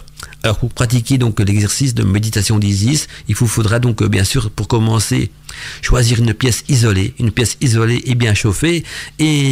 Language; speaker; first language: French; native; French